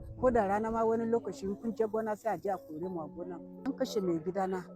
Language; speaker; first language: Hausa; non-native, local second language; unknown